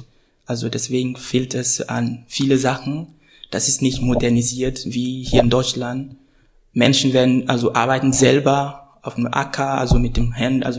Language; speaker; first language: German; non-native, fluent; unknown